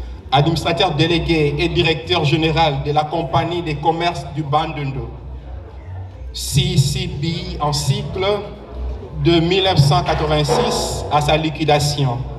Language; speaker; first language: French; non-native, local second language; Lingala